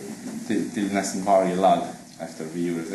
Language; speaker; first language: Swedish; non-native, fluent; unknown